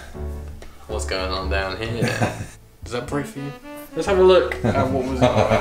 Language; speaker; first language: English; native; English